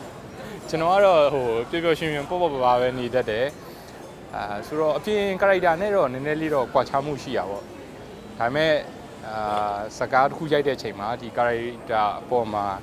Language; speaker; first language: Burmese; native; Burmese